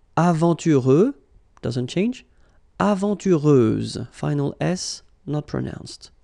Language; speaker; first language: English; non-native, fluent; French